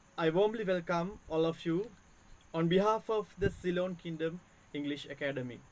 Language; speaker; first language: English; non-native, local second language; Sinhala